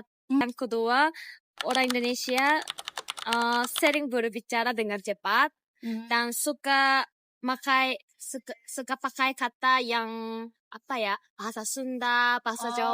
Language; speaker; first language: Indonesian; non-native, fluent; Japanese